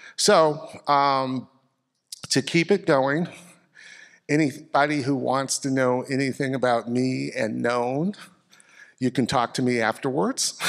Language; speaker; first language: English; native; English